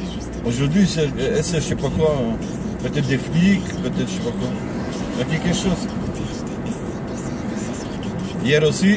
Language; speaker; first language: French; non-native, learner; Polish